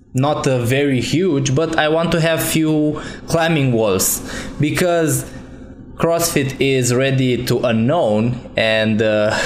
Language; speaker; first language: English; non-native, fluent; Romanian